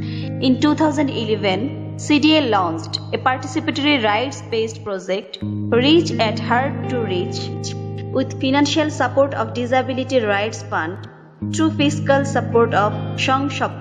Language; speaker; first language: English; non-native, local second language; Bangla